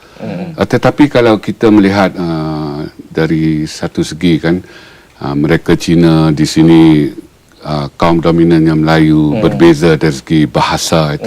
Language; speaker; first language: Malay; native; Malay